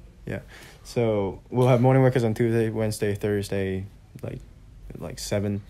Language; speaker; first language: English; non-native, local second language; Cantonese